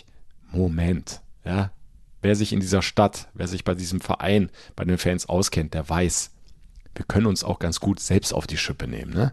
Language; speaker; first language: German; native; German